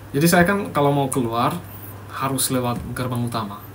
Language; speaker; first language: Indonesian; non-native, fluent; Bangla